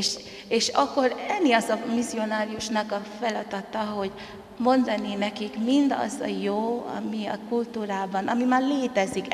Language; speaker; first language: Hungarian; non-native, fluent; Tongan